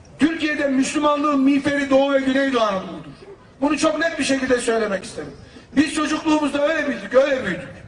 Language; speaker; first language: Turkish; native; Turkish